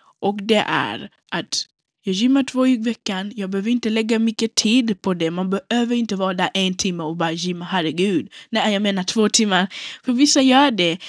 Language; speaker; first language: Swedish; non-native, local second language; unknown